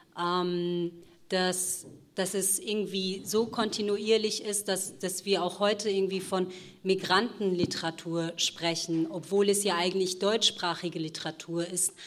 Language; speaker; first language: German; early bilingual, other home language; Kurdish